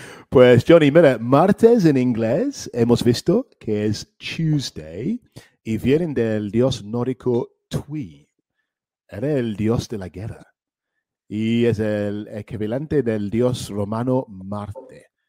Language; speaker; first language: Spanish; native; Spanish